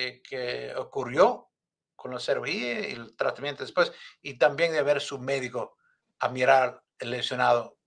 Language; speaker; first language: Spanish; non-native, learner; English